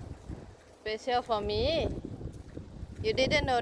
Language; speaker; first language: English; non-native, learner; Thai